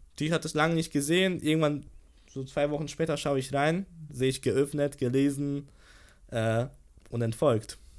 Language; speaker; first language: German; early bilingual, other home language; Polish